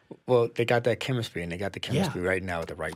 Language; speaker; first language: English; native; English